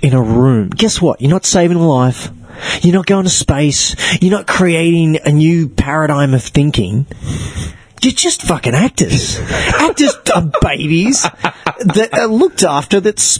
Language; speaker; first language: English; native; English